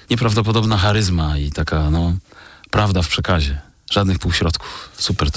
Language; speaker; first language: Polish; native; Polish